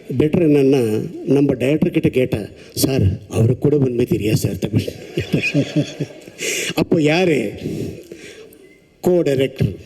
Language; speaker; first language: Tamil; non-native, local second language; Telugu